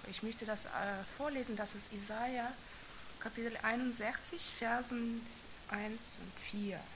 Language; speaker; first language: German; non-native, fluent; Russian